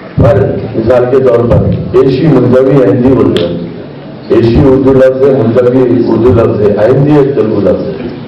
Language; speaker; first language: Urdu; native; Urdu